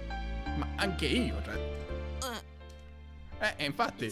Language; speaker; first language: Italian; native; Italian